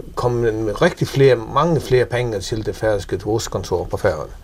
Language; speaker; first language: Danish; non-native, local second language; Faroese